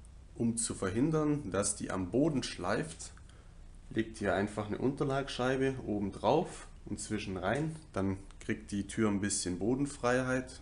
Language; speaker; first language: German; native; German